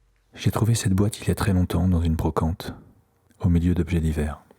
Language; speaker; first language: French; native; French